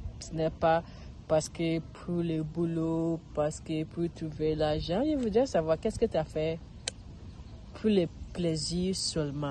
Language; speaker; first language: French; non-native, learner; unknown